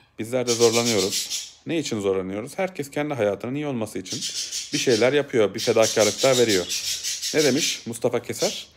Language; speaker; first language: Turkish; native; Turkish